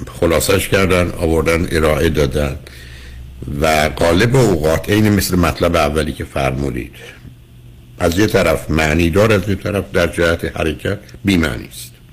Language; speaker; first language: Persian; native; Persian